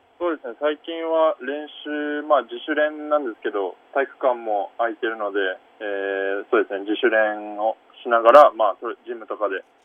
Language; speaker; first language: Japanese; native; Japanese